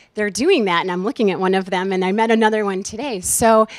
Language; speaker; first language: English; native; English